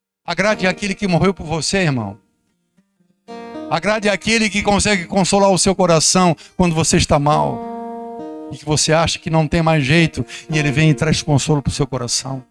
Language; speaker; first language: Portuguese; native; Portuguese